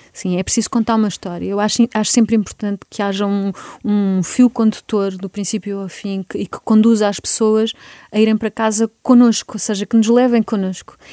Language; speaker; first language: Portuguese; native; Portuguese